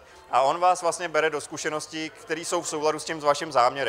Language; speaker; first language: Czech; native; Czech